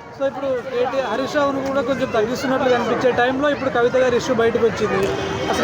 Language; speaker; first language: Telugu; native; Telugu